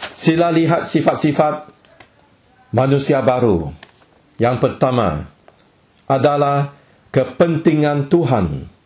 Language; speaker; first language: Malay; non-native, local second language; Chinese